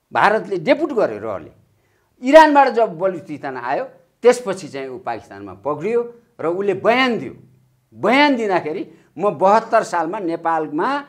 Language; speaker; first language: Nepali; native; Nepali